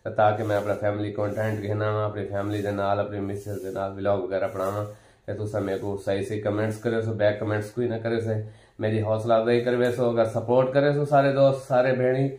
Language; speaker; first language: Punjabi; non-native, local second language; Saraiki